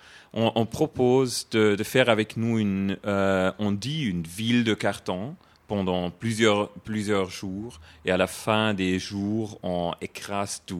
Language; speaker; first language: French; non-native, fluent; German